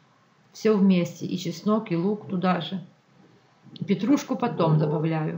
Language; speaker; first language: Russian; non-native, local second language; Ukrainian